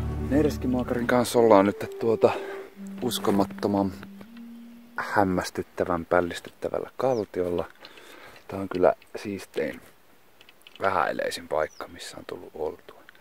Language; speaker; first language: Finnish; native; Finnish